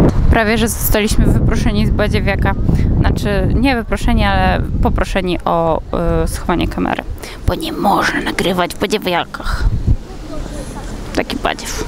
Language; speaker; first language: Polish; native; Polish